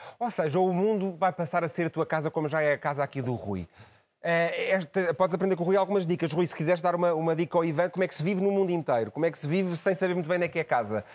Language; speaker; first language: Portuguese; native; Portuguese